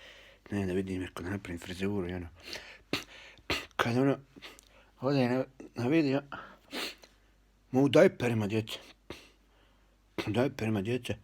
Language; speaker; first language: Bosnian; early bilingual, heritage; Bosnian